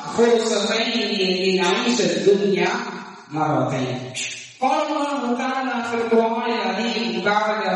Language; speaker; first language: Arabic; non-native, learner; Tamil